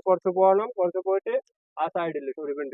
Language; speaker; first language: Malayalam; non-native, fluent; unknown